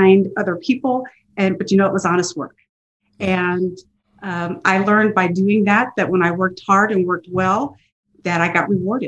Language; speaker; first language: English; native; English